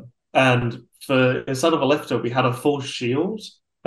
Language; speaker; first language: English; native; English